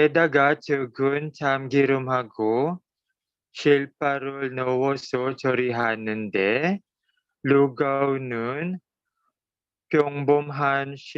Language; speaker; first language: Korean; non-native, learner; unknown